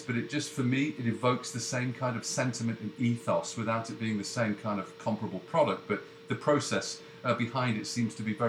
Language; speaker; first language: English; native; English